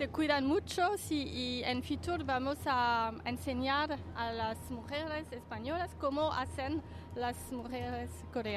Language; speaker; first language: Spanish; non-native, fluent; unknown